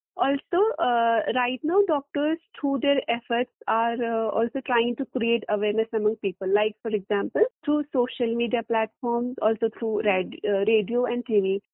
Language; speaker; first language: English; non-native, local second language; Kashmiri